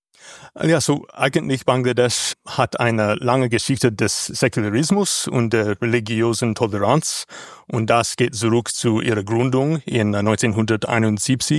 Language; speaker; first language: German; non-native, learner; English